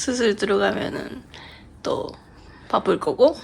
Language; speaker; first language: Korean; non-native, fluent; Japanese